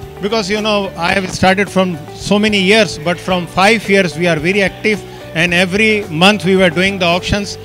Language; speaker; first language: English; non-native, fluent; Urdu